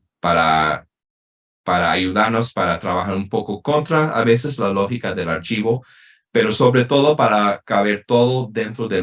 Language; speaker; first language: Spanish; non-native, fluent; English